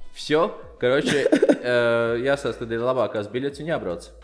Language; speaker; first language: Latvian; native; Latvian